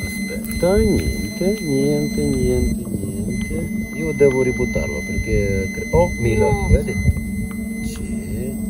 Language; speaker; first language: Italian; non-native, learner; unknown